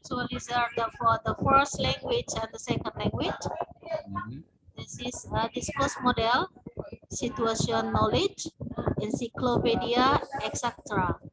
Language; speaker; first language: English; non-native, fluent; Indonesian